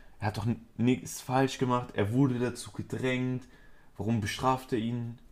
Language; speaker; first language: German; early bilingual, other home language; Spanish